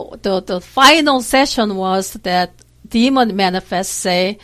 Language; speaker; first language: English; non-native, fluent; Korean